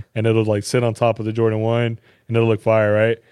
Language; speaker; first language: English; native; English